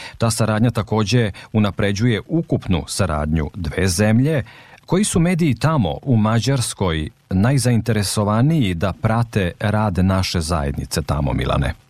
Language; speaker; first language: Serbian; native; Serbian